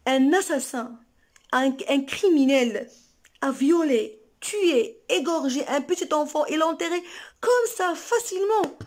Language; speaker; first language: French; non-native, local second language; Arabic